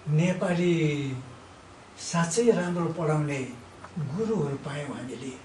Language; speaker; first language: Nepali; native; Nepali